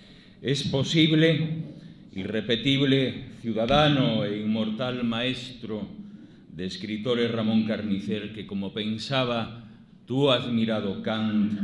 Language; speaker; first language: Spanish; native; Spanish